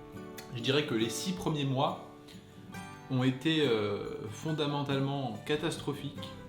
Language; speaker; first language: French; native; French